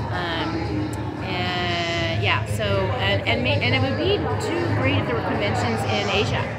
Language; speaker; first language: English; native; English